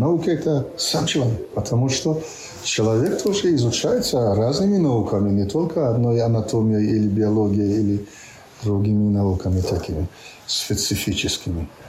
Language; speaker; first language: Russian; non-native, local second language; Tajik